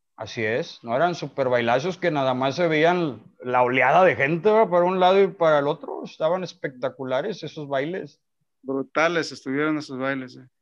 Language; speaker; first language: Spanish; native; Spanish